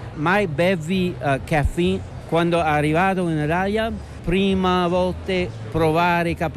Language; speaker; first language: Italian; non-native, learner; English